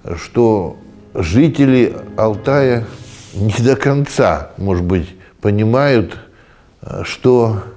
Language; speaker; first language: Russian; native; Russian